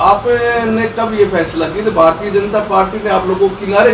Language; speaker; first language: Hindi; native; Hindi